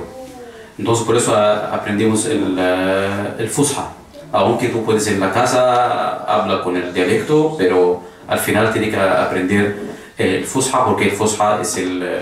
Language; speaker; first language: Spanish; non-native, fluent; Arabic